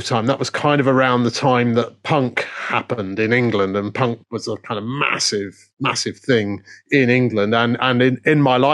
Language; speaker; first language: English; native; English